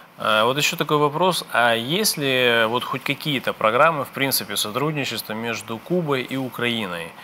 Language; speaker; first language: Russian; native; Russian